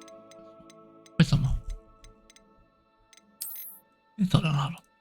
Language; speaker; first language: Swedish; non-native, learner; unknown